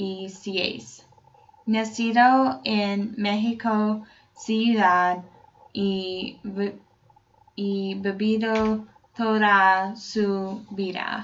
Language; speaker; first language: Spanish; non-native, learner; English